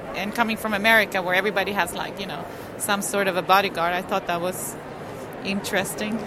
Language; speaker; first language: English; non-native, fluent; Swedish